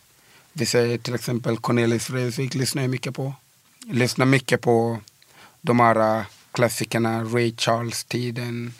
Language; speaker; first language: Swedish; early bilingual, other home language; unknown